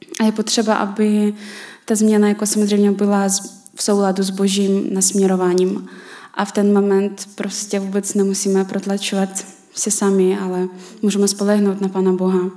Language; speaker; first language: Czech; non-native, fluent; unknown